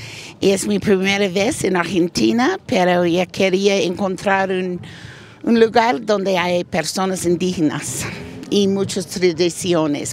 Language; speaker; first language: Spanish; non-native, learner; English